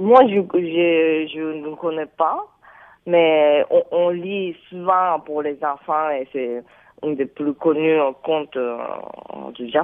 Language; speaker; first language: French; non-native, fluent; Japanese